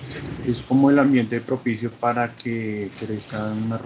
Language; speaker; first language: Spanish; native; Spanish